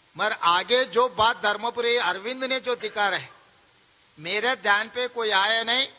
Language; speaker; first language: Hindi; non-native, local second language; Telugu